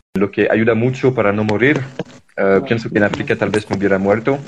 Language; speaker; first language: Spanish; non-native, fluent; French